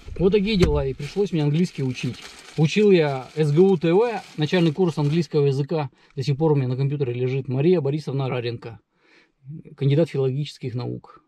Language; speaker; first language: Russian; native; Russian